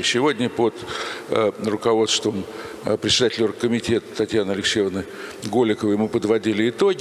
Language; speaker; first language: Russian; native; Russian